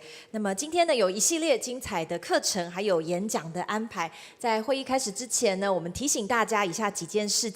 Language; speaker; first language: Chinese; native; Chinese